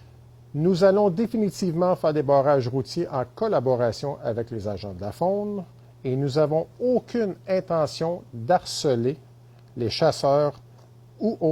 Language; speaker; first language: French; native; French